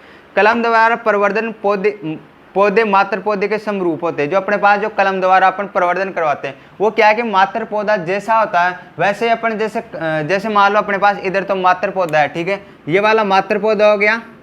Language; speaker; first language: Hindi; native; Hindi